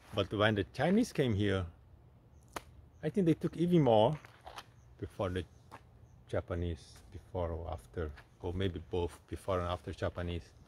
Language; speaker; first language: English; non-native, fluent; Portuguese